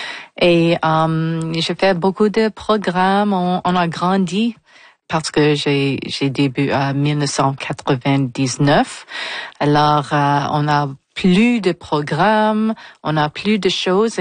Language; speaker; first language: French; non-native, local second language; English